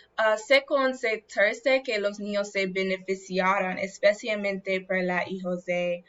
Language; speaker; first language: Spanish; non-native, learner; English